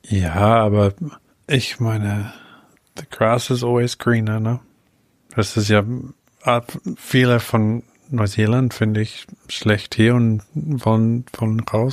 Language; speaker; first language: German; non-native, fluent; English